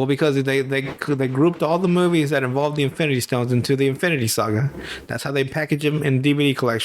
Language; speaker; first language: English; native; English